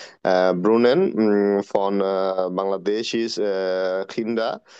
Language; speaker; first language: German; non-native, learner; Bangla